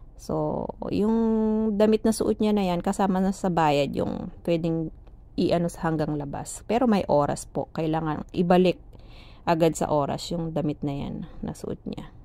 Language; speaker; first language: Filipino; native; Filipino